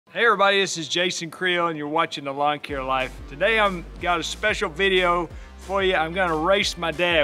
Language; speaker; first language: English; native; English